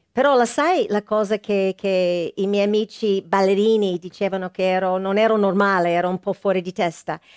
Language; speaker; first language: Italian; non-native, fluent; English